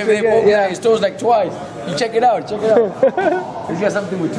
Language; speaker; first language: English; native; English